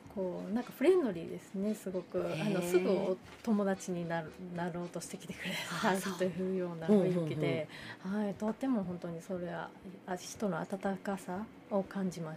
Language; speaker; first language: Japanese; non-native, learner; Thai